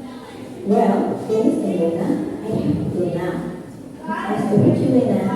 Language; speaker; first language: English; non-native, learner; Indonesian